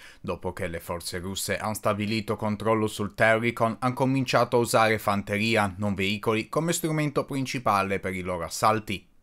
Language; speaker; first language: Italian; native; Italian